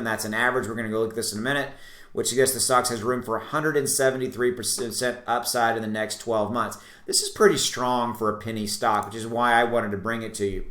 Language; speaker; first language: English; native; English